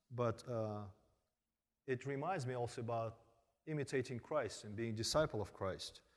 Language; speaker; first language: English; early bilingual, other home language; Korean